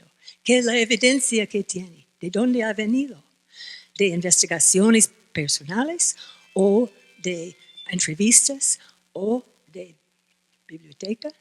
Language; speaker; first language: Spanish; non-native, fluent; English